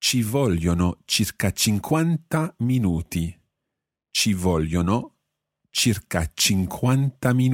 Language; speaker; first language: Italian; non-native, fluent; English